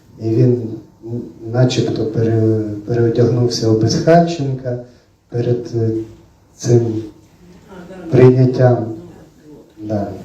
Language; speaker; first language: Ukrainian; non-native, local second language; Russian